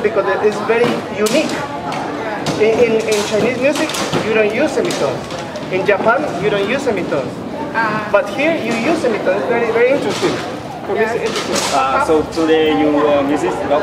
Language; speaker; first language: English; non-native, fluent; Spanish